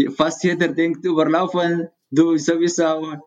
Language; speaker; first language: German; non-native, learner; Tigrinya